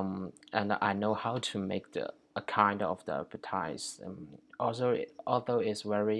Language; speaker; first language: English; non-native, learner; Chinese